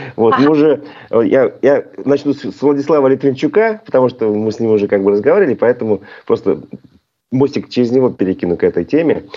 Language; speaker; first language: Russian; native; Russian